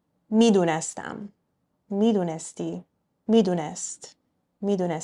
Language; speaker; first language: Persian; early bilingual, heritage; Persian